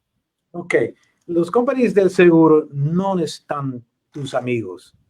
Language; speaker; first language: Spanish; non-native, learner; English